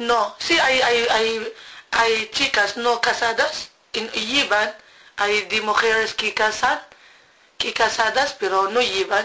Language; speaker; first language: Spanish; non-native, learner; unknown